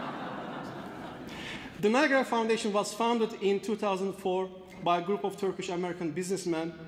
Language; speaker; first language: English; non-native, fluent; Turkish